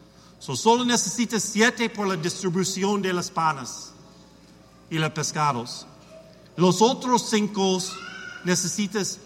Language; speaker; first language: Spanish; non-native, learner; English